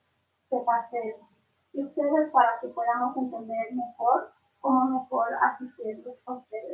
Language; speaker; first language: Spanish; early bilingual, other home language; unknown